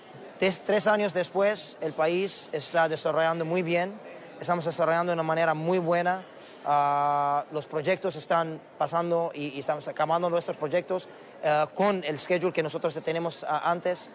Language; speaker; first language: Spanish; non-native, learner; Arabic